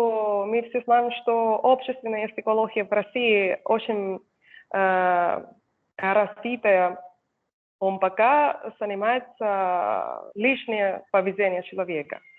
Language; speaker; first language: Russian; non-native, fluent; Spanish